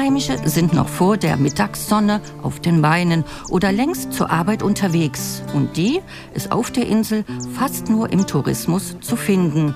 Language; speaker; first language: German; native; German